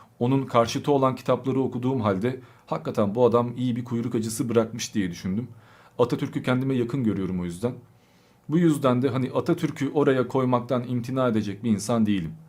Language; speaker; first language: Turkish; early bilingual, other home language; Albanian